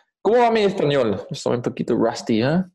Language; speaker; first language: Spanish; non-native, fluent; Dutch